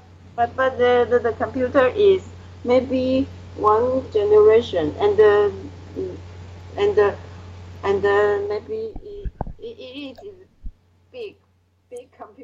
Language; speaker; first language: English; non-native, learner; Chinese